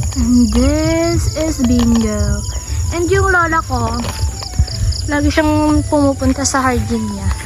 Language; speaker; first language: Filipino; non-native, local second language; Hiligaynon